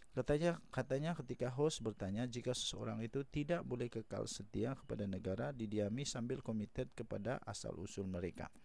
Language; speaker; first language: Malay; non-native, local second language; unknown